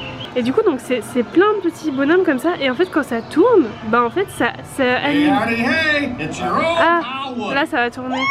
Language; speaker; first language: French; native; French